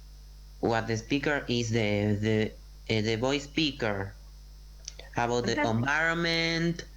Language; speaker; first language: English; non-native, learner; Spanish